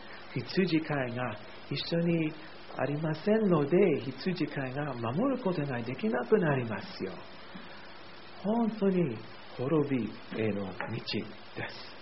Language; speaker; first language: Japanese; non-native, fluent; English